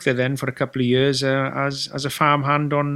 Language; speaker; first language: English; native; English